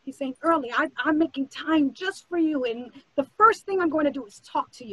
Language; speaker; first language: English; early bilingual, other home language; Spanish